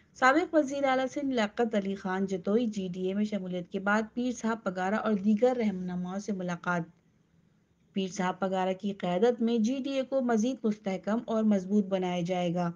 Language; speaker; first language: Urdu; non-native, local second language; Sindhi